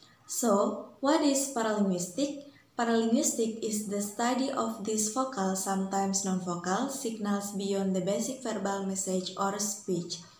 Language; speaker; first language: English; non-native, fluent; Indonesian